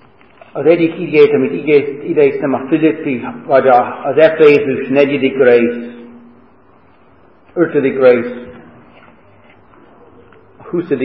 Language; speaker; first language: Hungarian; non-native, fluent; English